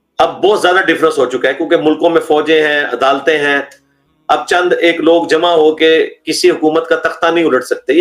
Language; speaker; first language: Urdu; non-native, local second language; Punjabi